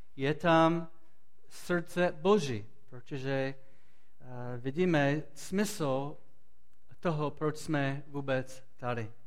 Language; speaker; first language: Czech; non-native, fluent; English